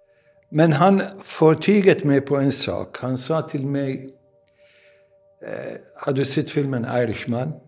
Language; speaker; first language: Swedish; non-native, learner; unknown